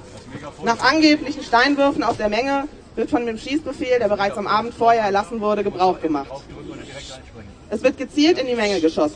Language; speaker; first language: German; native; German